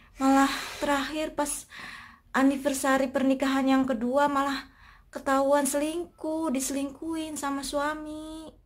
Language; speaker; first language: Indonesian; native; Indonesian